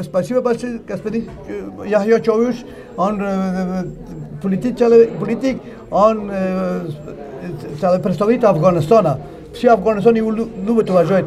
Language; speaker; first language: Russian; non-native, learner; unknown